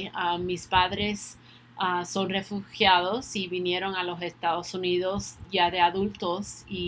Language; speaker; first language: Spanish; early bilingual, other home language; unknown